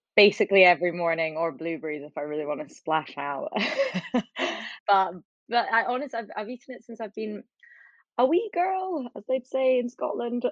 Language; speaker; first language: English; native; English